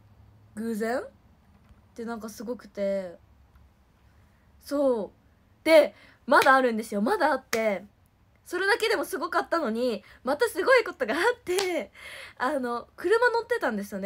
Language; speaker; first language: Japanese; native; Japanese